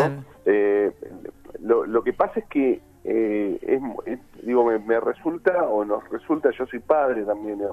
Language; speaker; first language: Spanish; native; Spanish